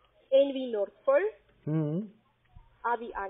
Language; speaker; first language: German; non-native, learner; Spanish